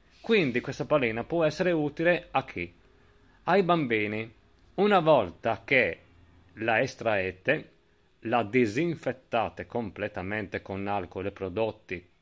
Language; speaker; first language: Italian; native; Italian